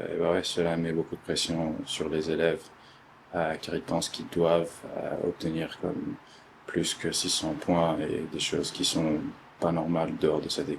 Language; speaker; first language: French; early bilingual, other home language; Arabic